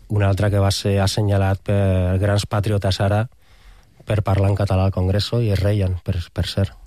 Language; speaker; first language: Catalan; non-native, local second language; Spanish